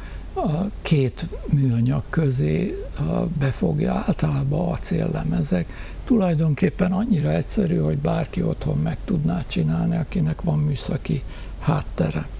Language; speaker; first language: Hungarian; native; Hungarian